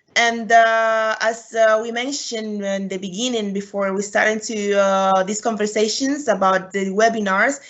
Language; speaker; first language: English; non-native, fluent; Romanian